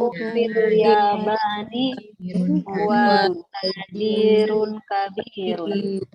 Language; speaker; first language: Arabic; non-native, learner; Indonesian